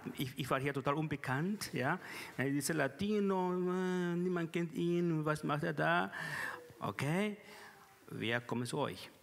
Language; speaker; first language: German; non-native, fluent; Spanish